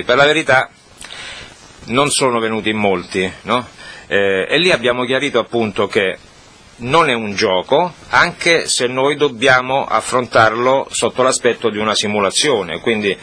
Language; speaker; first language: Italian; native; Italian